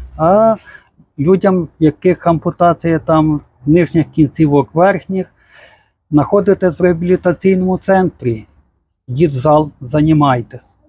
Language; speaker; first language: Ukrainian; native; Ukrainian